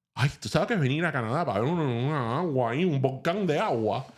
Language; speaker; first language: Spanish; early bilingual, heritage; Spanish